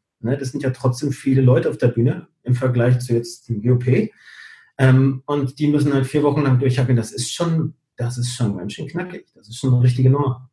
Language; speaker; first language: German; early bilingual, heritage; German